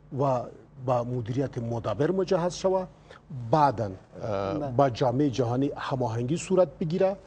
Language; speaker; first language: Persian; native; Persian